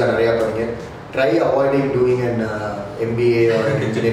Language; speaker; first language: English; non-native, local second language; Tamil